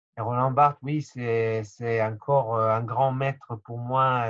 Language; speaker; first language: French; non-native, fluent; Hebrew